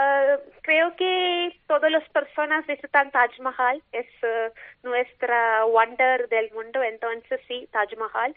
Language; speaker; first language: Spanish; non-native, learner; Malayalam